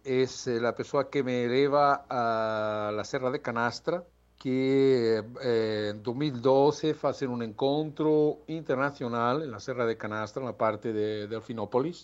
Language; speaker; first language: Portuguese; non-native, learner; Spanish